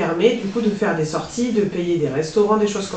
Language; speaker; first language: French; native; French